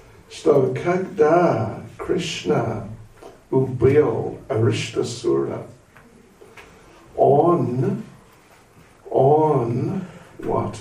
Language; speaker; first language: Russian; non-native, learner; English